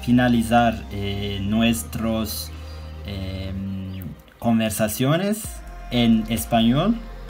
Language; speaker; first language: Spanish; non-native, learner; Turkish